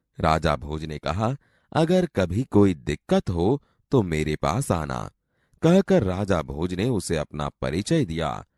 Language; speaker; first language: Hindi; non-native, local second language; Gujarati